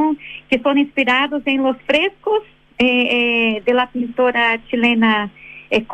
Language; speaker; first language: Spanish; non-native, fluent; Portuguese